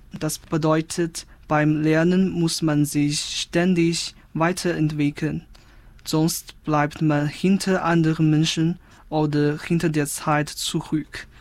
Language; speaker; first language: German; non-native, fluent; Chinese